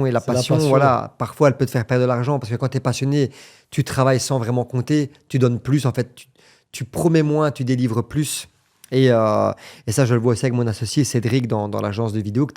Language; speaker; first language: French; native; French